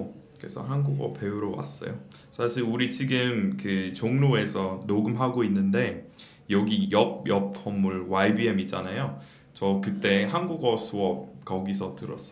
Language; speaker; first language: Korean; non-native, fluent; English